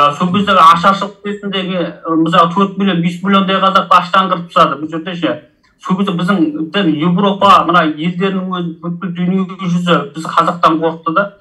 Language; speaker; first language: Kazakh; early bilingual, heritage; Kazakh